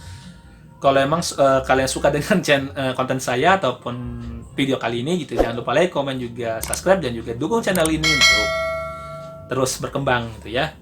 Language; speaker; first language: Indonesian; native; Indonesian